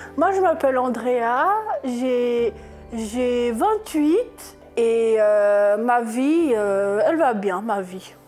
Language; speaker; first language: French; early bilingual, other home language; Portuguese